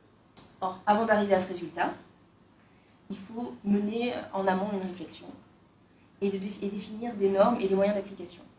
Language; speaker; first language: French; native; French